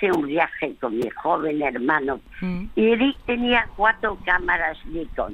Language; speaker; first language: Spanish; early bilingual, other home language; French